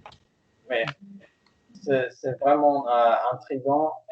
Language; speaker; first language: French; non-native, learner; English